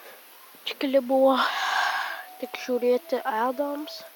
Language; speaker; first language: Lithuanian; native; Lithuanian